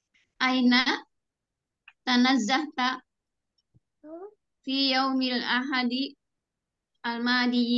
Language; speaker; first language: Arabic; non-native, learner; Indonesian